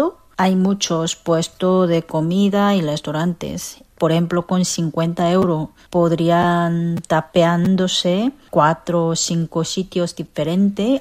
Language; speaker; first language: Spanish; non-native, fluent; Korean